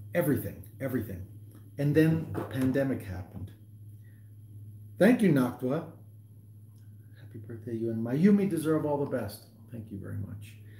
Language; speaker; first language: English; native; English